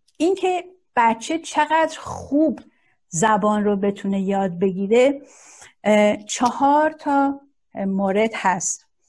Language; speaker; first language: Persian; non-native, local second language; Azerbaijani